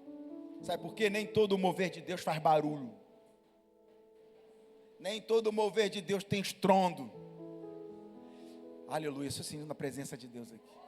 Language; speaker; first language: Portuguese; native; Portuguese